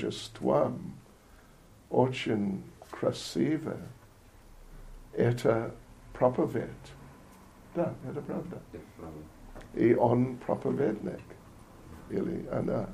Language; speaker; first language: Russian; non-native, learner; English